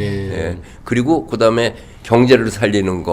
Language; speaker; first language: Korean; native; Korean